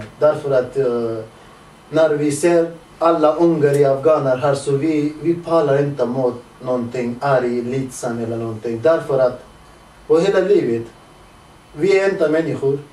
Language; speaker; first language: Swedish; non-native, learner; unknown